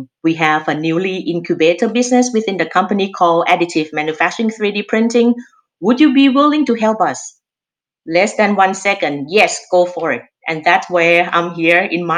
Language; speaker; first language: English; non-native, fluent; Thai